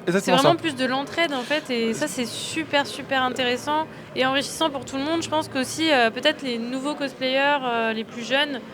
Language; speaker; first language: French; native; French